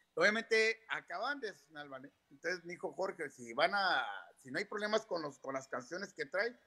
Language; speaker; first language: Spanish; native; Spanish